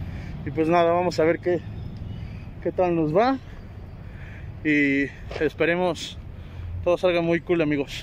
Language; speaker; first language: Spanish; native; Spanish